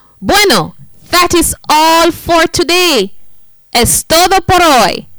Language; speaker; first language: Spanish; non-native, fluent; English